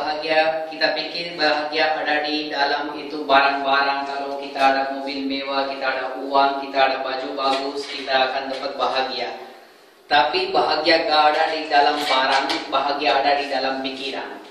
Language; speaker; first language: Indonesian; non-native, fluent; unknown